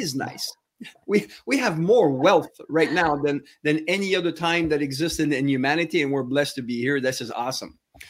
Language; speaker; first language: English; non-native, fluent; French